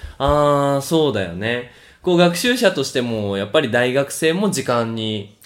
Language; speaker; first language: Japanese; native; Japanese